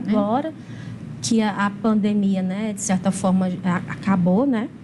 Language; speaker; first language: Portuguese; native; Portuguese